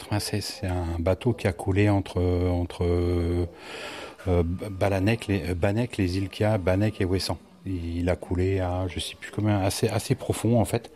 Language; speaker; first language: French; native; French